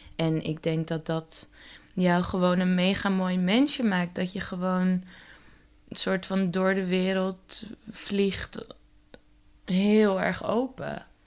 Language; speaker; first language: Dutch; native; Dutch